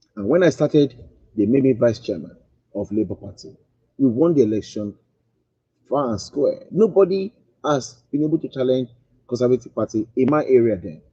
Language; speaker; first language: English; non-native, local second language; Yoruba